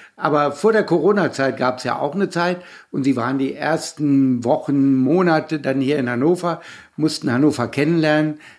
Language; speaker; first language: German; native; German